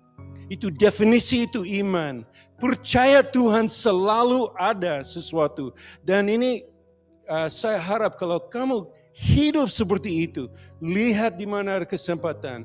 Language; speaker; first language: Indonesian; non-native, learner; English